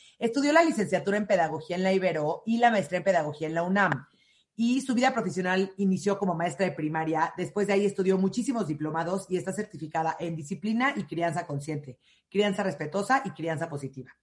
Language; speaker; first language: Spanish; native; Spanish